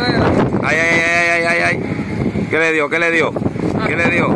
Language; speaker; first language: Spanish; native; Spanish